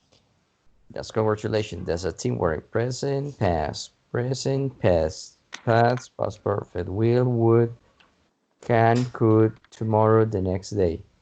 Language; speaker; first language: English; non-native, fluent; Spanish